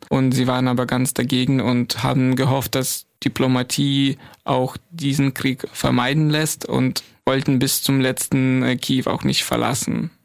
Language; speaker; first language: German; non-native, fluent; Ukrainian